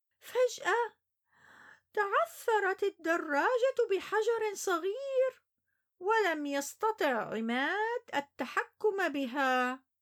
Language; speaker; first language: Arabic; native; Arabic